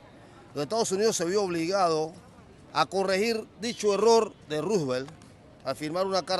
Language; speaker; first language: Spanish; native; Spanish